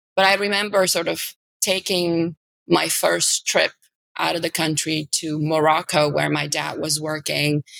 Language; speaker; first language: English; non-native, fluent; Bulgarian